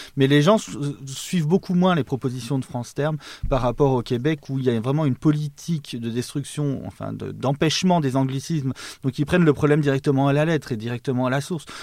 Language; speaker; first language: French; native; French